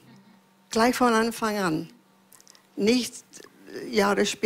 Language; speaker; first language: German; non-native, fluent; English